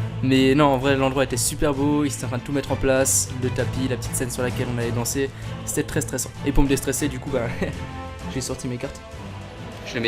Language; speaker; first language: French; native; French